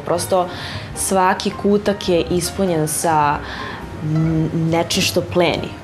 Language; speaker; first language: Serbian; early bilingual, heritage; Serbian